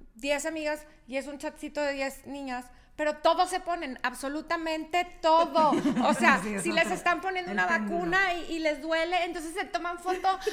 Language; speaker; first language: Spanish; native; Spanish